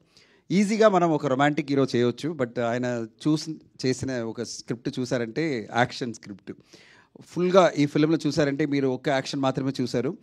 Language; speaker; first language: Telugu; non-native, fluent; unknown